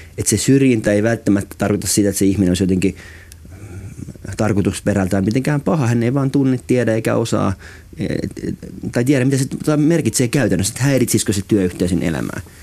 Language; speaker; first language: Finnish; native; Finnish